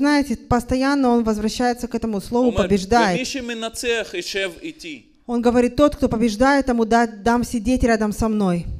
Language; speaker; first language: Russian; native; Russian